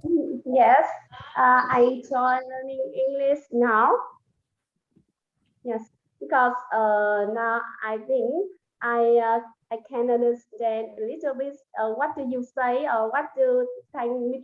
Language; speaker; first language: English; non-native, learner; Vietnamese